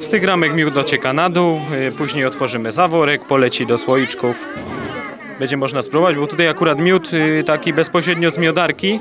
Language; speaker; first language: Polish; native; Polish